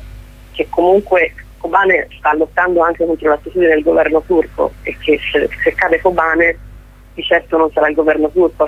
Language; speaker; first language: Italian; native; Italian